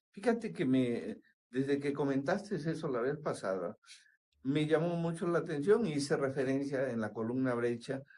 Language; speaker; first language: Spanish; native; Spanish